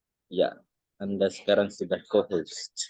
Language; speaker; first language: Indonesian; native; Indonesian